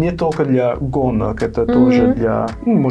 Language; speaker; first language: Russian; non-native, fluent; English